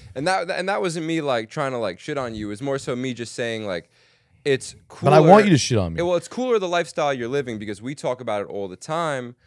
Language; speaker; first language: English; native; English